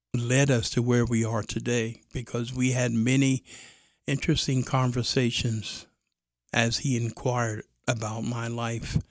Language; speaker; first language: English; native; English